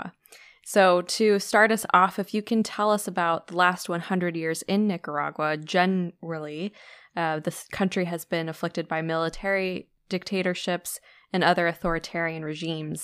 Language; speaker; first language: English; native; English